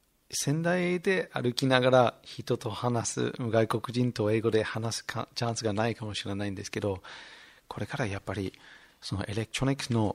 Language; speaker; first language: Japanese; non-native, fluent; English